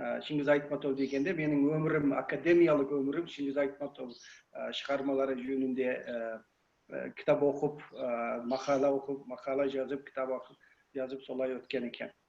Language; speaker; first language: Kyrgyz; non-native, learner; Kazakh